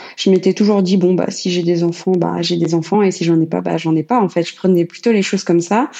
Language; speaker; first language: French; native; French